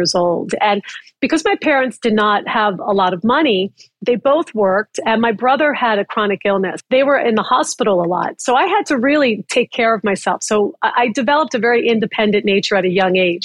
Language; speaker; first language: English; native; English